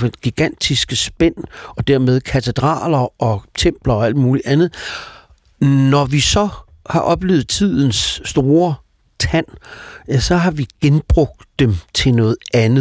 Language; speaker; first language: Danish; native; Danish